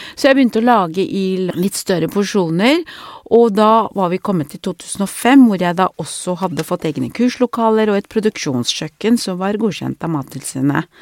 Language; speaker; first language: Norwegian; early bilingual, other home language; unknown